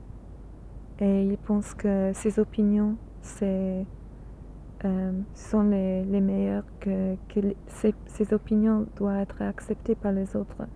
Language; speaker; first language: French; non-native, learner; English